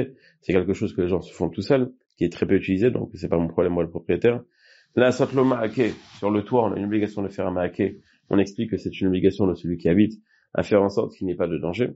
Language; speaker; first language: French; native; French